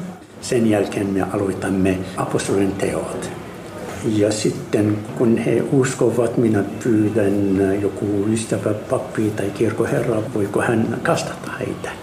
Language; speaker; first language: Finnish; non-native, fluent; Arabic